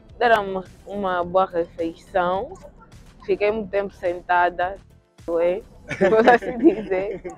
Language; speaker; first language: Portuguese; native; Portuguese